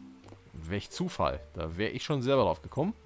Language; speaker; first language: German; native; German